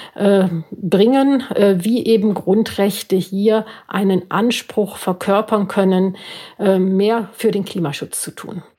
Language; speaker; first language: German; native; German